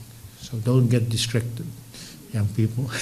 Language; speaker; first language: English; non-native, local second language; Fijian